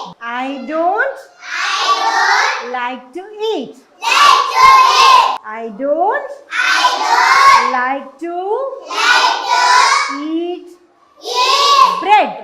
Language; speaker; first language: English; non-native, fluent; Tamil